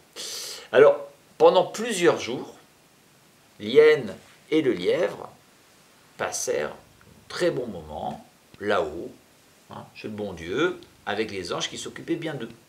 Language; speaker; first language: French; native; French